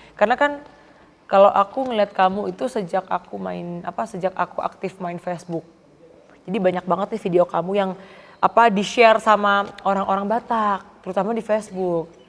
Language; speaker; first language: Indonesian; native; Indonesian